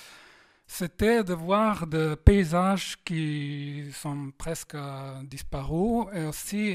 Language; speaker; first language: French; non-native, fluent; Slovenian